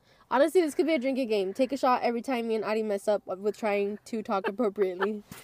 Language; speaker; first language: English; early bilingual, other home language; Spanish